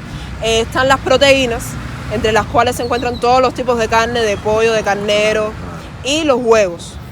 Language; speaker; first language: Spanish; native; Spanish